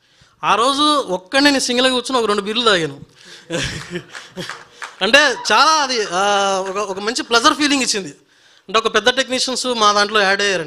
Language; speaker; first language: Telugu; native; Telugu